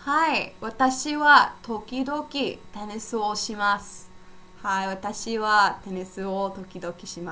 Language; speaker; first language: Japanese; non-native, fluent; English